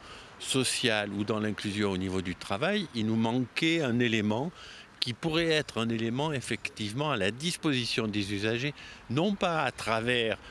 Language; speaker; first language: French; native; French